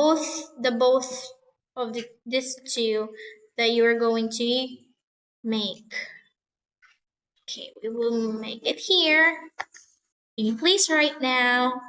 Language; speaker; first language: English; non-native, fluent; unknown